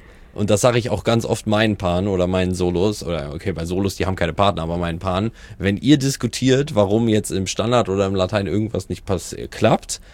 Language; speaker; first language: German; native; German